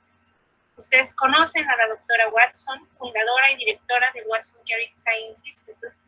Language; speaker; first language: Spanish; native; Spanish